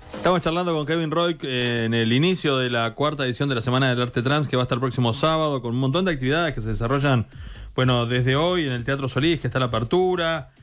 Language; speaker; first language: Spanish; native; Spanish